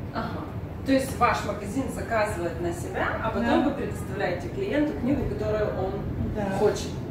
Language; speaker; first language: Russian; native; Russian